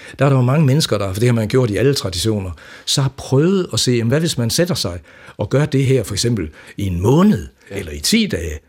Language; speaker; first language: Danish; native; Danish